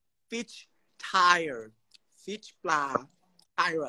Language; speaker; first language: English; non-native, learner; Thai